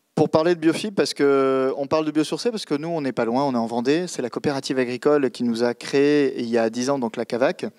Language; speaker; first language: French; native; French